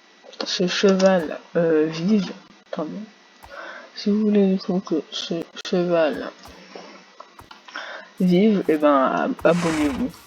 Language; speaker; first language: French; native; French